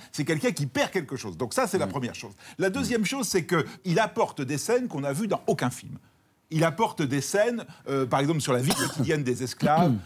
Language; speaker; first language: French; native; French